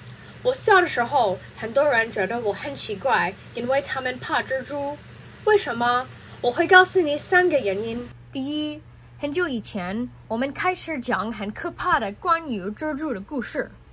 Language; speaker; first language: Chinese; non-native, learner; English